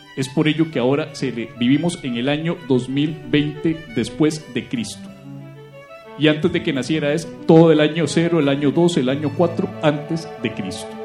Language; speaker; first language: Spanish; native; Spanish